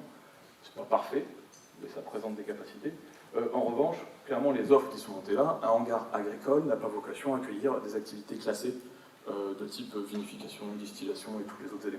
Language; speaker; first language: French; native; French